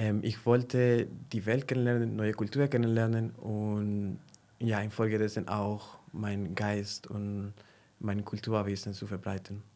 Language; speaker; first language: German; non-native, fluent; Spanish